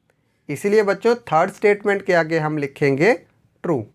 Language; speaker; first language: Hindi; native; Hindi